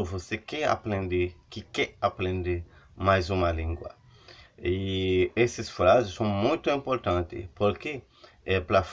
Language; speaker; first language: Portuguese; non-native, learner; Haitian Creole